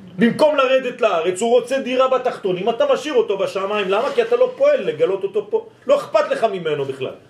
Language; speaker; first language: Hebrew; non-native, fluent; French